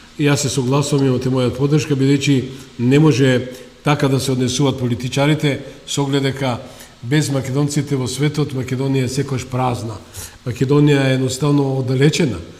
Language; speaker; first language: Macedonian; native; Macedonian